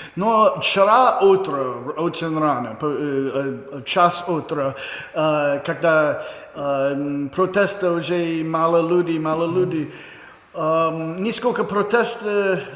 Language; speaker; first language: Russian; non-native, learner; English